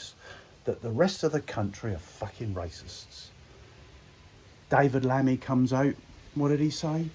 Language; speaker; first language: English; native; English